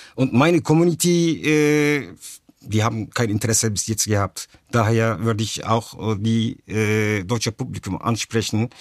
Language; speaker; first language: German; early bilingual, other home language; Turkish